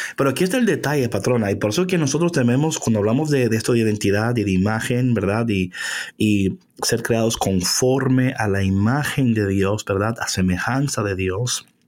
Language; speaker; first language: Spanish; early bilingual, heritage; Spanish